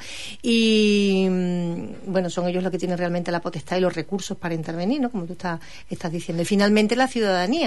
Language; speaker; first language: Spanish; native; Spanish